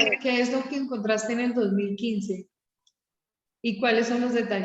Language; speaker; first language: Spanish; native; Spanish